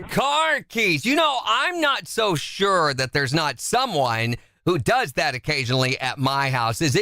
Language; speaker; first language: English; native; English